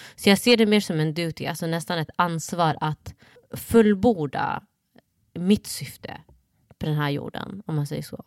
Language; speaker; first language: Swedish; early bilingual, other home language; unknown